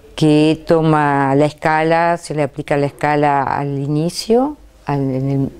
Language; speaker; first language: Spanish; native; Spanish